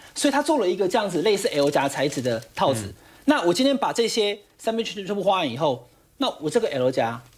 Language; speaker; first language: Chinese; native; Chinese